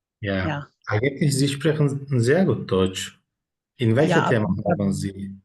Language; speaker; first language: German; non-native, fluent; Turkish